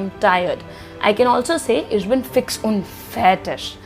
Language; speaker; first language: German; non-native, fluent; Hindi